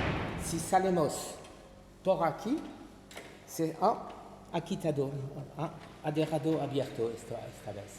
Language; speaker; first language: Spanish; non-native, learner; French